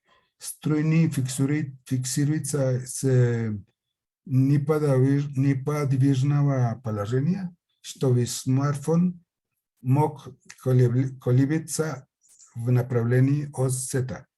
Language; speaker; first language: Russian; non-native, fluent; Spanish